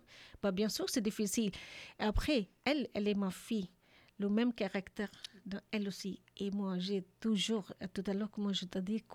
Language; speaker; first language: French; non-native, learner; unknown